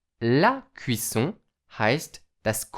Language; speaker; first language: German; non-native, fluent; French